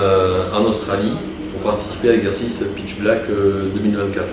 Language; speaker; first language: French; native; French